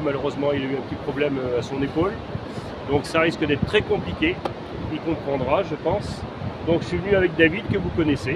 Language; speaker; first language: French; native; French